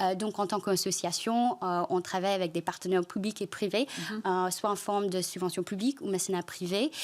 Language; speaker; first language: French; non-native, fluent; Chinese